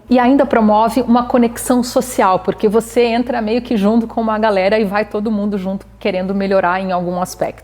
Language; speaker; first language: Portuguese; native; Portuguese